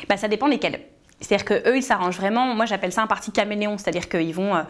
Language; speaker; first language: French; native; French